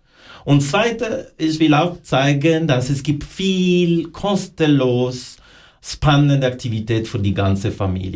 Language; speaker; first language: German; non-native, learner; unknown